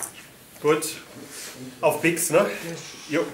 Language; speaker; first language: German; native; German